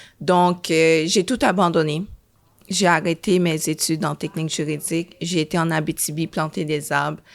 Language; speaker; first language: French; early bilingual, other home language; Haitian Creole